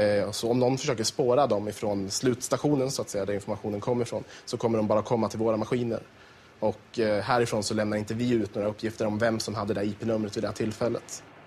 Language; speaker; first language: Swedish; native; Swedish